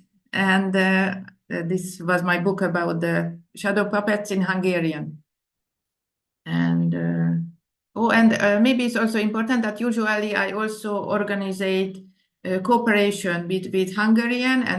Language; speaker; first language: English; non-native, fluent; Indonesian